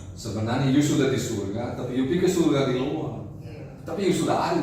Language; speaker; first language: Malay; non-native, fluent; Dutch